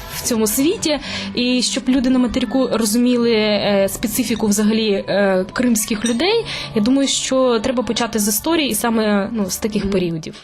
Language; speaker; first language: Ukrainian; native; Ukrainian